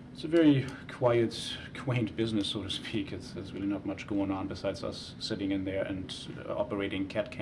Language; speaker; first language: English; non-native, fluent; German